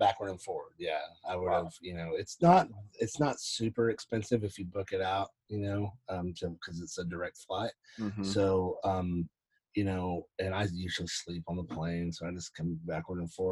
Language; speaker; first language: English; native; English